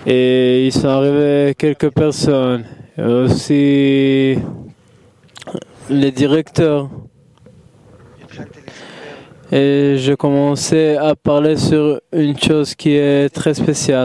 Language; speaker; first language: French; non-native, fluent; Hebrew